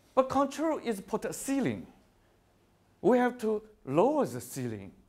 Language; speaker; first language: English; non-native, fluent; Chinese